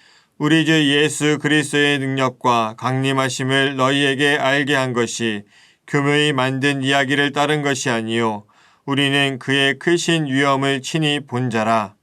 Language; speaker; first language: Korean; native; Korean